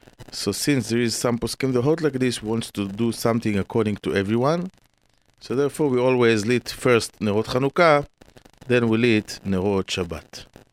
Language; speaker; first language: English; non-native, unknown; Hebrew